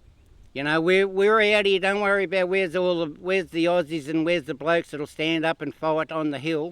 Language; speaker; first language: English; native; English